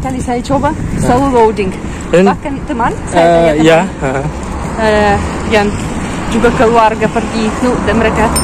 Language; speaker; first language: Indonesian; non-native, learner; Russian